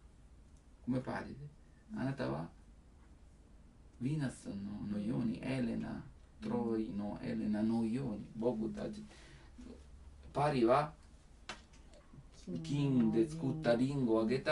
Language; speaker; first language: Japanese; non-native, learner; Italian